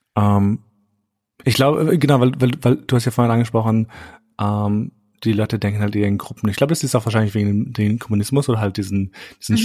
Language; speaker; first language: German; early bilingual, other home language; Albanian